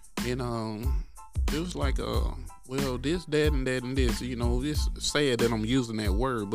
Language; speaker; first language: English; native; English